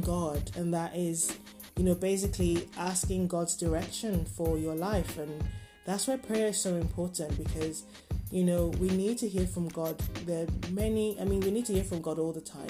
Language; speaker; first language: English; non-native, local second language; Yoruba